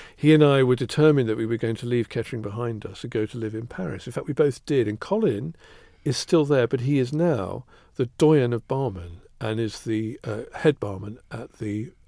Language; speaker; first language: English; native; English